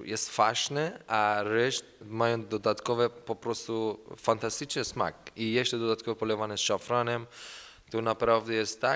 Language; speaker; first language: Polish; non-native, learner; Persian